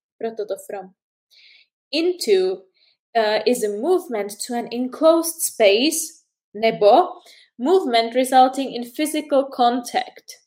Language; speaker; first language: English; non-native, fluent; Czech